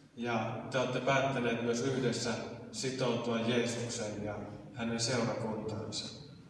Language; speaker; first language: Finnish; native; Finnish